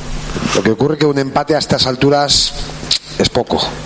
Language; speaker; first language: Spanish; native; Spanish